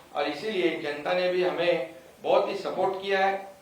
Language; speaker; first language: Hindi; non-native, local second language; Marathi